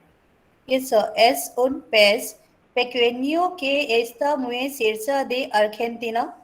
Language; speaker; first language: Spanish; non-native, learner; Hindi